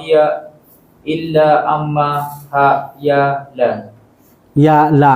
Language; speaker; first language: Arabic; non-native, learner; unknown